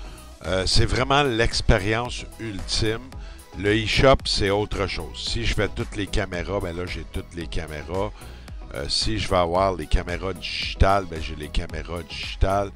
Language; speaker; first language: French; native; French